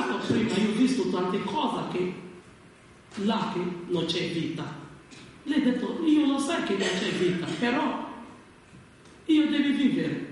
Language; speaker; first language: Italian; non-native, learner; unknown